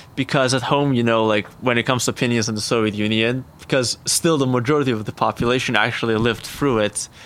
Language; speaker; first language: English; non-native, fluent; Azerbaijani